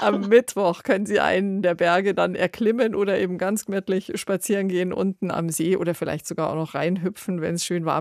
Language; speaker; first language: German; native; German